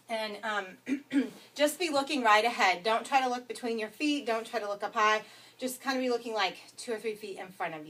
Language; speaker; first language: English; native; English